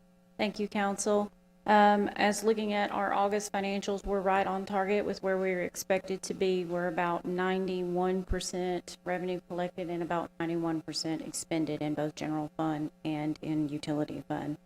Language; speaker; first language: English; native; English